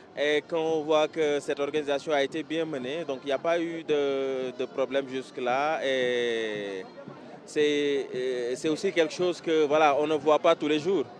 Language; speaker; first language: French; non-native, local second language; Wolof